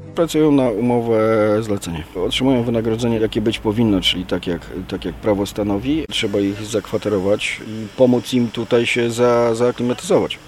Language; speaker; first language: Polish; native; Polish